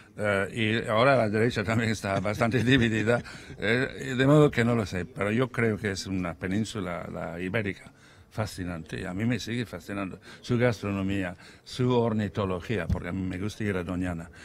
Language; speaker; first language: Spanish; non-native, fluent; English